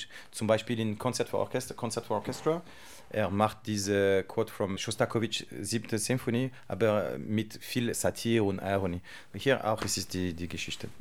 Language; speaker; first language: German; non-native, learner; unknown